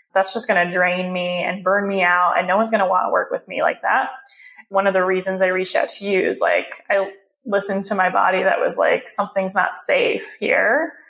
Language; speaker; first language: English; early bilingual, other home language; Hebrew